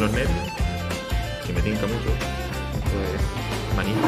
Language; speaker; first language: Spanish; early bilingual, other home language; Chinese